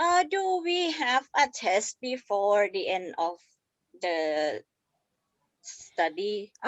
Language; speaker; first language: English; non-native, fluent; Thai